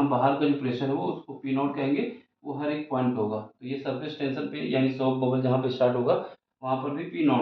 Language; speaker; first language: Hindi; native; Hindi